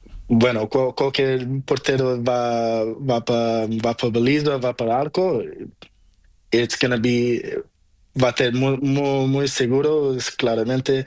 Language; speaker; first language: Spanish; non-native, learner; Portuguese